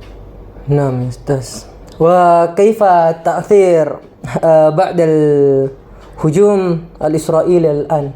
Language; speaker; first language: Arabic; non-native, learner; Indonesian